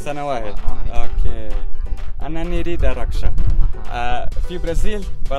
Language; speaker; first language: Arabic; non-native, learner; Portuguese